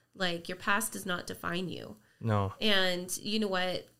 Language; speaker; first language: English; native; English